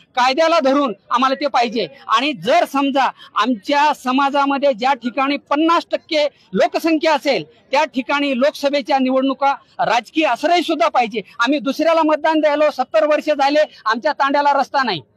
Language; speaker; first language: Marathi; non-native, local second language; Lambadi